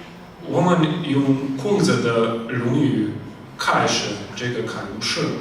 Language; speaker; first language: Chinese; non-native, fluent; Slovenian